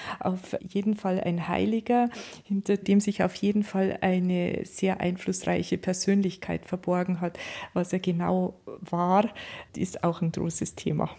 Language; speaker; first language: German; native; German